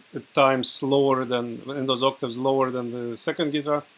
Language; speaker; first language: English; non-native, fluent; Russian